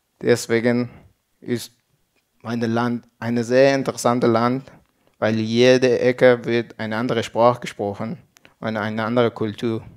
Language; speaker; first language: German; non-native, learner; Persian